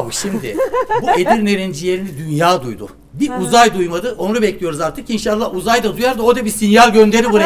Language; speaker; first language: Turkish; native; Turkish